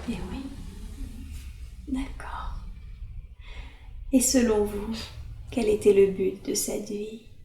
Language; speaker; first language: French; native; French